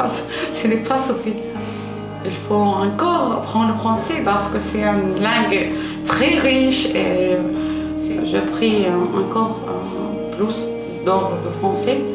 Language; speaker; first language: French; non-native, learner; Arabic